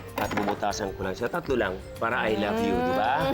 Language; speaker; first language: Filipino; native; Filipino